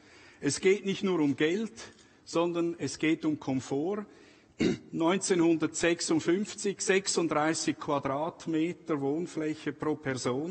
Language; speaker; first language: German; native; German